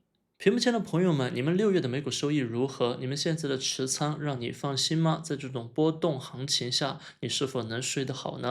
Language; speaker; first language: Chinese; native; Chinese